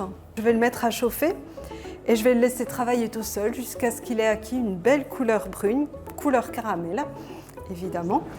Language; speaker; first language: French; native; French